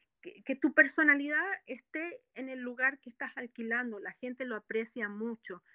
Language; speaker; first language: Spanish; early bilingual, heritage; Spanish